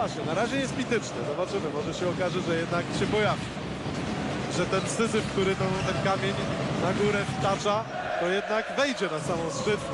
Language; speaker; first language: Polish; native; Polish